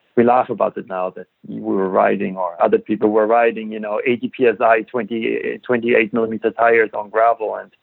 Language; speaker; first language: English; non-native, fluent; German